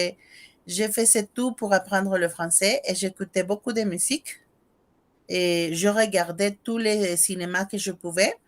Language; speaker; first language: French; non-native, fluent; Spanish